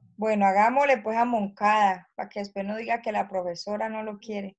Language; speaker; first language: Spanish; native; Spanish